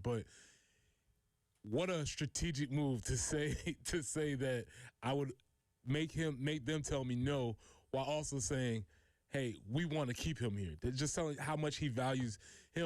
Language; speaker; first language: English; native; English